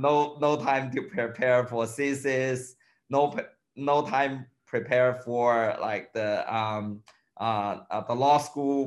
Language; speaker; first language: English; non-native, fluent; Chinese